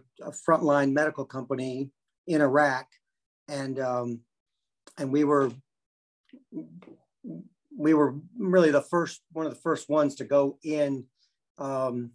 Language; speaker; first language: English; native; English